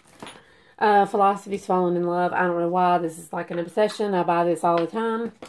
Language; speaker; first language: English; native; English